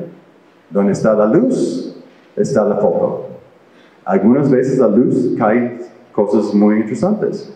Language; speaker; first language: Spanish; non-native, fluent; English